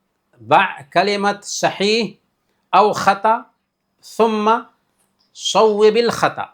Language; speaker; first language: Arabic; non-native, fluent; Urdu